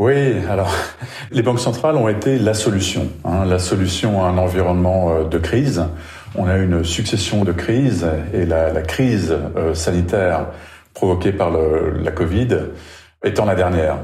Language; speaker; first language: French; native; French